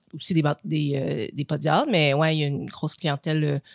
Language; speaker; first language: French; native; French